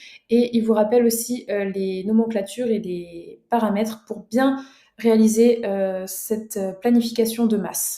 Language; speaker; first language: French; native; French